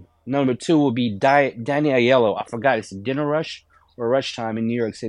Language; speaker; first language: English; non-native, local second language; Filipino